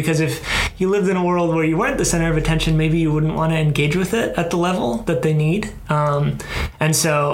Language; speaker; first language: English; native; English